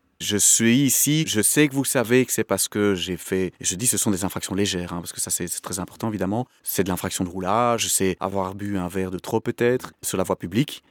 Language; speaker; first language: French; native; French